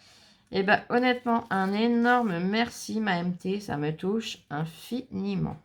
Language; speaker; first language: French; native; French